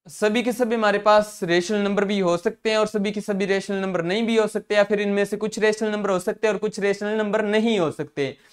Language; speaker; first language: Hindi; non-native, local second language; Punjabi